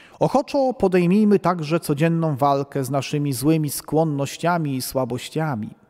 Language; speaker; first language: Polish; native; Polish